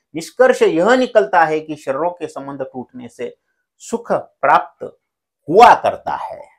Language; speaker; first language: Hindi; non-native, local second language; Marathi